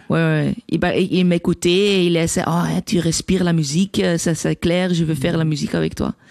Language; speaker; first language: French; non-native, learner; Dutch